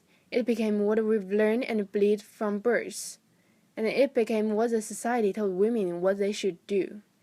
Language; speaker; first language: English; non-native, fluent; Chinese